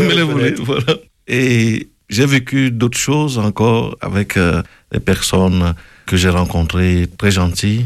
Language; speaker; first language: French; non-native, local second language; Ewe